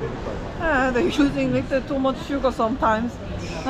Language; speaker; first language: English; non-native, learner; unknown